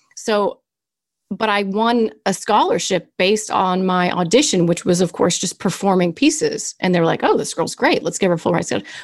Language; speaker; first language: English; native; English